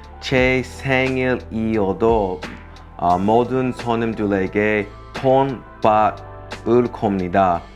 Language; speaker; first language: Korean; non-native, learner; English